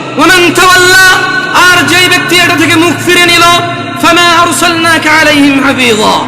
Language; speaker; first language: Bangla; early bilingual, heritage; Bangla